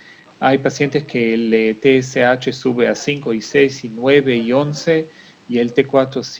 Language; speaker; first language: Spanish; non-native, fluent; Hebrew